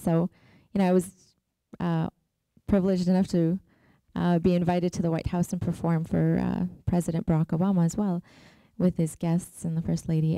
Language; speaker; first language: English; early bilingual, other home language; Persian